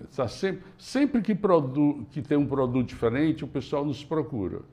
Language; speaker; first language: Portuguese; native; Portuguese